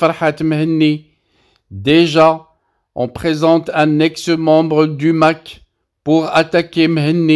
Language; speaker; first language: French; non-native, local second language; Arabic